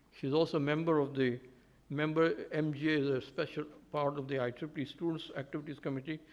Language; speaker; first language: English; native; English